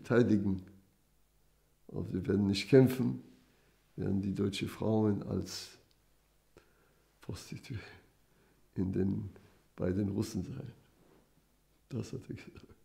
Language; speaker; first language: German; non-native, fluent; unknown